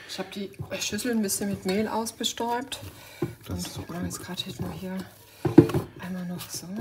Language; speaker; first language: German; native; German